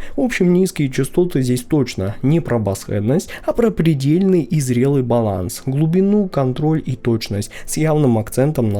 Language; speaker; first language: Russian; native; Russian